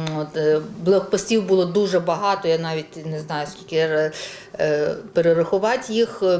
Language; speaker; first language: Ukrainian; non-native, local second language; Russian